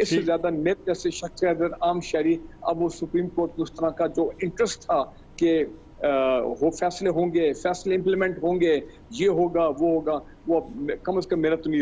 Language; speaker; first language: Urdu; native; Urdu